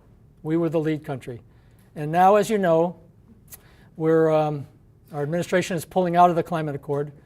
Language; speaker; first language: English; native; English